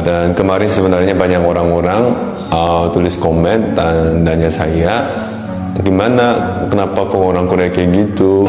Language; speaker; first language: Indonesian; non-native, fluent; Korean